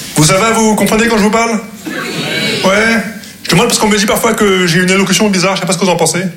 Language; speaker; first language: French; non-native, local second language; Arabic